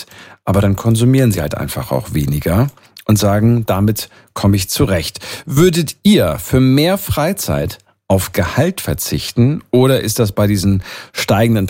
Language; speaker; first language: German; native; German